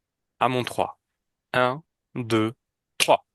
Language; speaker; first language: French; native; French